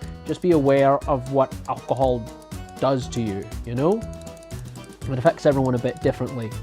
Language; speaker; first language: English; native; English